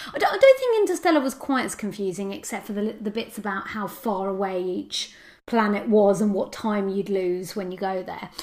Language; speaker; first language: English; native; English